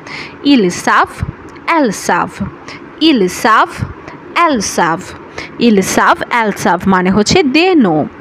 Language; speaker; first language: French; non-native, learner; Bangla